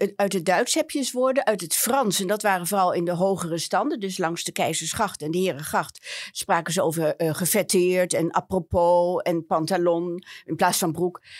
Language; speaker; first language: Dutch; native; Dutch